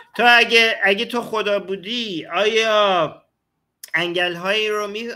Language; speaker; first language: Persian; native; Persian